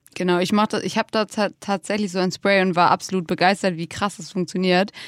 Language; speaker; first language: German; native; German